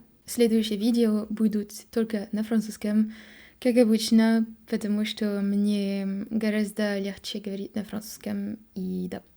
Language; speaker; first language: Russian; non-native, learner; French